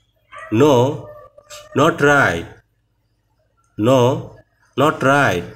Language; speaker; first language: English; non-native, fluent; Bangla